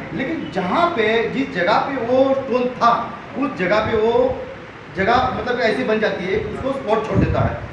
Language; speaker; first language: Hindi; non-native, local second language; Marathi